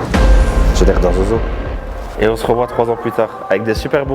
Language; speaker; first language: French; native; French